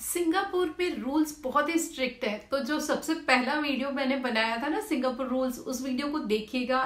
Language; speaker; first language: Hindi; native; Hindi